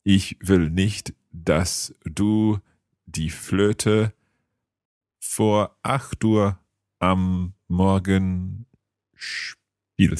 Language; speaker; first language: German; non-native, learner; English